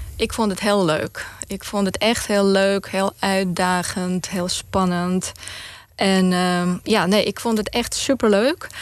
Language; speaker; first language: Dutch; non-native, fluent; Romanian